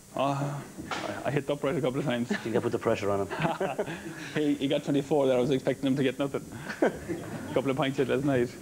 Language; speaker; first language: English; native; English